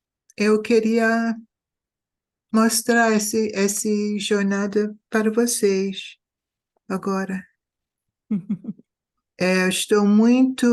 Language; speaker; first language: Portuguese; non-native, fluent; English